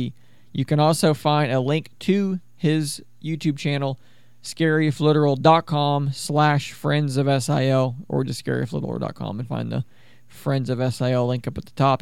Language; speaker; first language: English; native; English